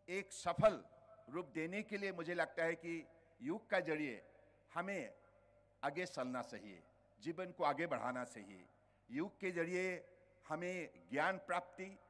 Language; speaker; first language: Hindi; native; Hindi